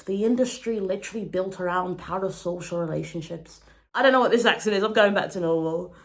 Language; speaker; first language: English; native; English